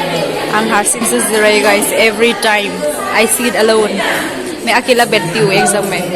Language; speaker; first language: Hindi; non-native, local second language; Bodo